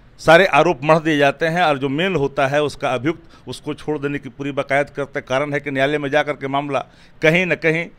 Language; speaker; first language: Hindi; native; Hindi